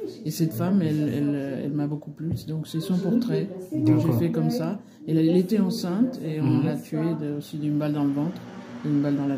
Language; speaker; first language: French; early bilingual, other home language; Spanish